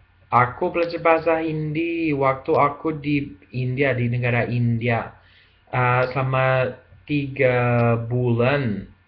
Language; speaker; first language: Indonesian; non-native, learner; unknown